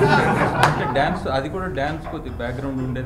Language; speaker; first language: Telugu; native; Telugu